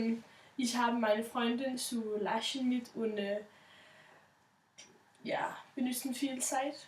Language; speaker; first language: German; non-native, learner; Danish